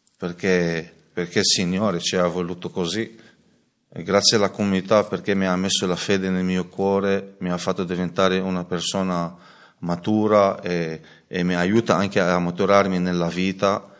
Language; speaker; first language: Italian; non-native, fluent; Arabic